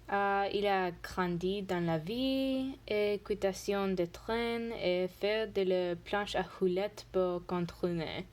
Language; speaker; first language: French; non-native, learner; English